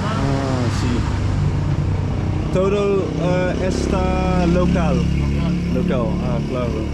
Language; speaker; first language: Spanish; non-native, learner; Dutch